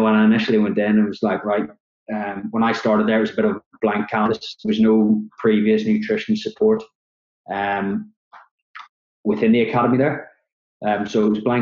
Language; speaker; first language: English; native; English